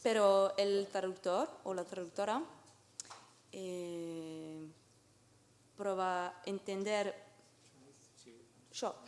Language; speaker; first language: Spanish; non-native, learner; French